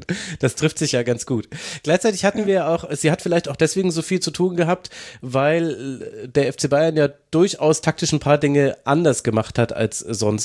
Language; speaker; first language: German; native; German